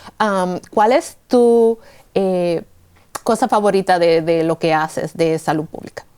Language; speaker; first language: Spanish; early bilingual, heritage; Spanish